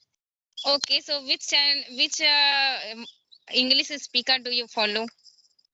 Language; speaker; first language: English; non-native, learner; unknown